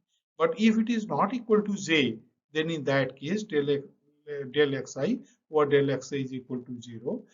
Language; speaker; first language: English; non-native, local second language; Hindi